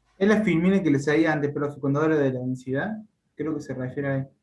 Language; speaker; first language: Spanish; native; Spanish